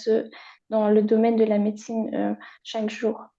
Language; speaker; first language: French; non-native, fluent; German